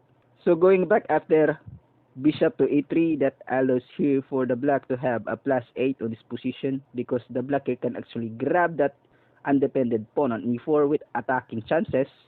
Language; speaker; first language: English; non-native, local second language; Filipino